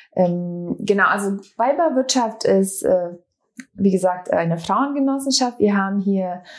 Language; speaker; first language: German; early bilingual, other home language; Bosnian